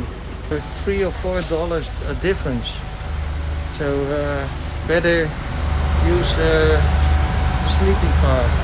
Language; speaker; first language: English; non-native, learner; Dutch